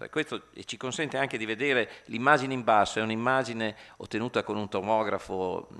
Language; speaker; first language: Italian; native; Italian